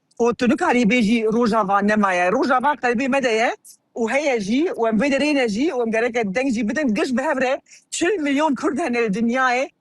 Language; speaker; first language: Kurdish; early bilingual, heritage; Kurdish